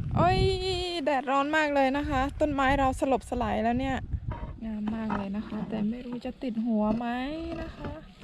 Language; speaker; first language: Thai; native; Thai